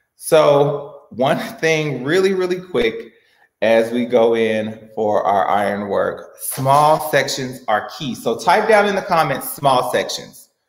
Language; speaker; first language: English; native; English